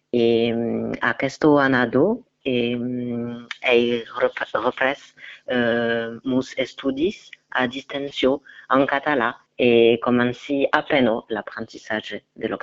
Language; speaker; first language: Catalan; non-native, learner; French